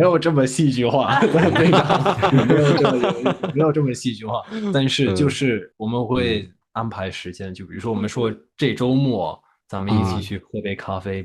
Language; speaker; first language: Chinese; non-native, fluent; English